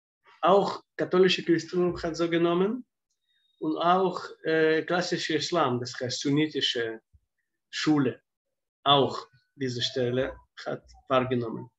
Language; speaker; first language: German; non-native, fluent; Russian